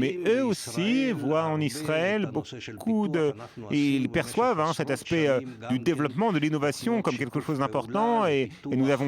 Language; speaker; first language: French; non-native, fluent; Hebrew